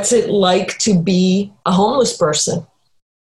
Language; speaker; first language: English; native; English